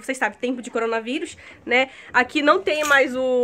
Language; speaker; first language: Portuguese; native; Portuguese